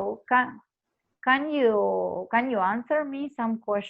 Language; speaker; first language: English; non-native, fluent; Spanish